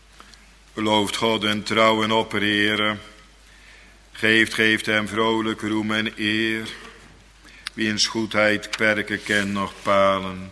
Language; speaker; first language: Dutch; native; Dutch